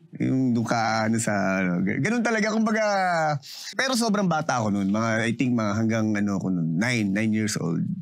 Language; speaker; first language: Filipino; native; Filipino